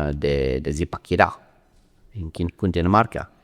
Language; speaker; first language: Spanish; non-native, learner; English